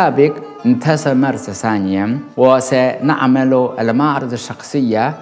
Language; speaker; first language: Arabic; non-native, learner; Chinese